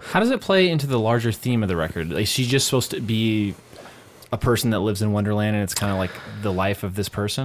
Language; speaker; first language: English; native; English